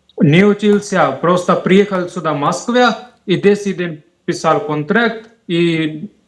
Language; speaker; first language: Russian; non-native, learner; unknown